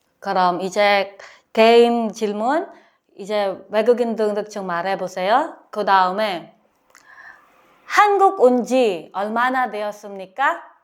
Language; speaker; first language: Korean; non-native, learner; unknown